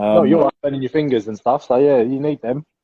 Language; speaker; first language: English; native; English